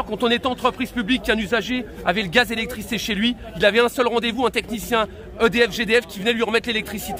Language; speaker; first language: French; native; French